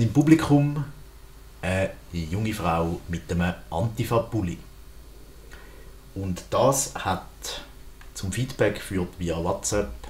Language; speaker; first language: German; native; German